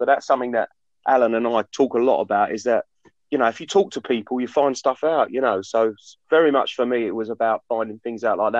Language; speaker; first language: English; native; English